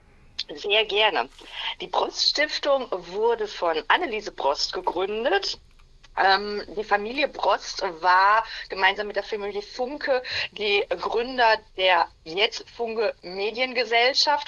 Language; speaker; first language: German; native; German